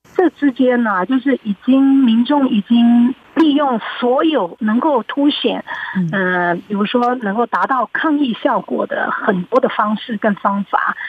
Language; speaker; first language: Chinese; early bilingual, heritage; Chinese